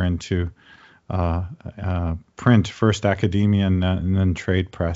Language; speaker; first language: English; native; English